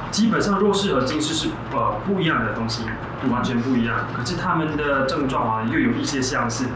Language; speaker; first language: Chinese; native; Chinese